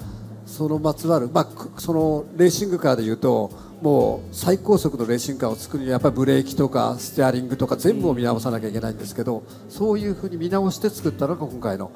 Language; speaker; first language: Japanese; native; Japanese